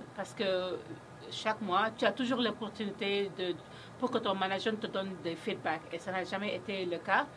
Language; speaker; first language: French; non-native, local second language; Wolof